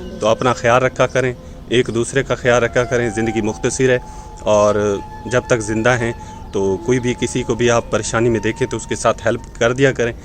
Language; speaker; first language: Urdu; non-native, local second language; Punjabi